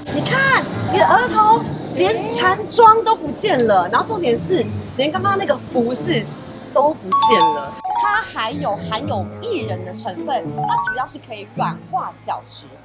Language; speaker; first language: Chinese; native; Chinese